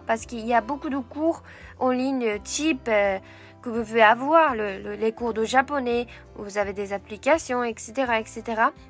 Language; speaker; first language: French; non-native, fluent; Japanese